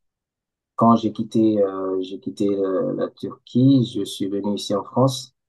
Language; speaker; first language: French; non-native, local second language; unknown